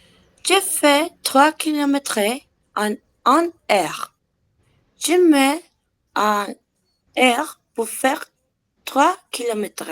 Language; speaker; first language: French; non-native, learner; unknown